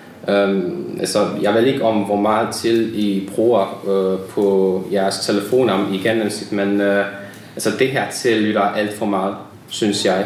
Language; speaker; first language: Swedish; non-native, learner; Hungarian